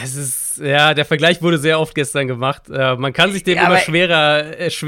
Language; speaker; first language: German; native; German